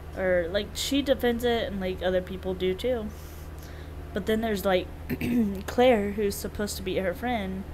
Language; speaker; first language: English; native; English